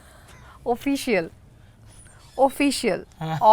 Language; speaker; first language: Telugu; non-native, learner; Bangla